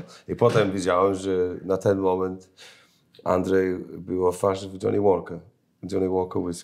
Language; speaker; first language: Polish; non-native, learner; English